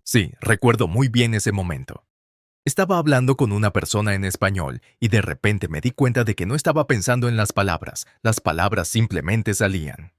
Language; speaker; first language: Spanish; non-native, fluent; English